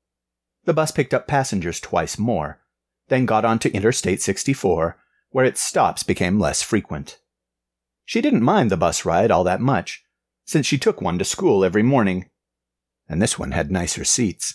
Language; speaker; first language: English; native; English